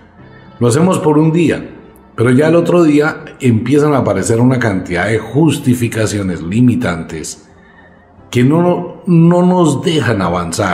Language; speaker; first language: Spanish; native; Spanish